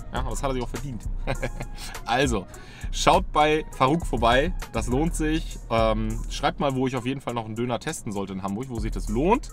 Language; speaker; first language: German; native; German